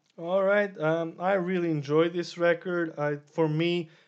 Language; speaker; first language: English; non-native, fluent; Serbian